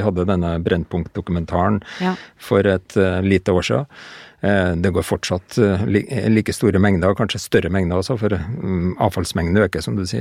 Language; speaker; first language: Norwegian; native; Norwegian